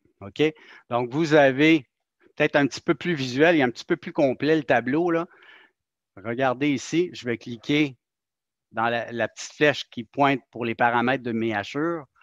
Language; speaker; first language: French; native; French